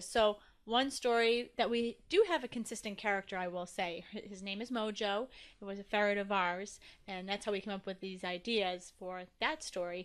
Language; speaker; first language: English; native; English